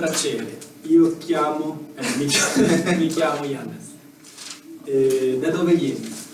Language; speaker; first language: Italian; non-native, learner; German